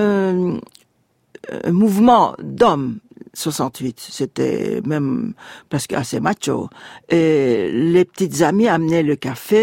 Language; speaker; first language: French; non-native, fluent; Turkish